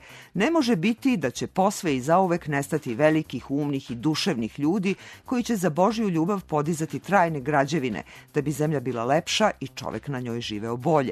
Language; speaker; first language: Serbian; native; Serbian